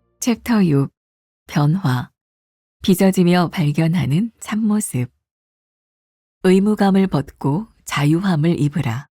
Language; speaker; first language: Korean; native; Korean